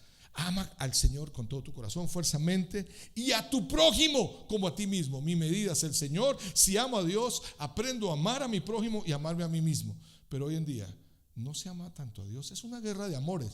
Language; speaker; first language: Spanish; native; Spanish